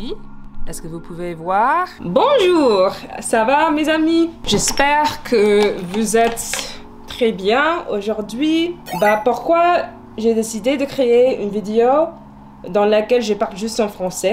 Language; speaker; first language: French; non-native, learner; English